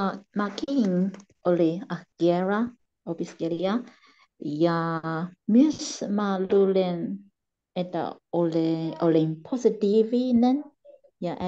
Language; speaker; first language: Finnish; non-native, learner; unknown